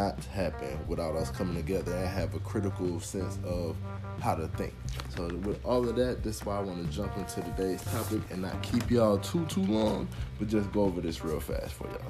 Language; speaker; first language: English; native; English